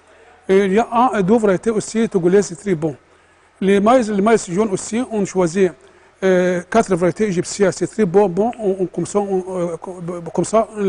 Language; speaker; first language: French; non-native, learner; Arabic